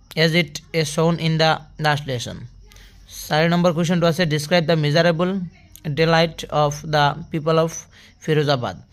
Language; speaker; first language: English; non-native, local second language; Assamese